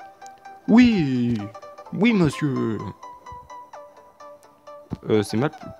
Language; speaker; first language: French; native; French